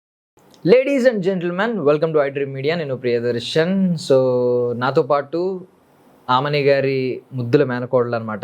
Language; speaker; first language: Telugu; native; Telugu